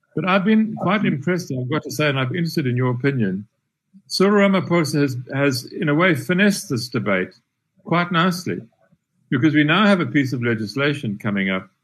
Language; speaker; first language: English; native; English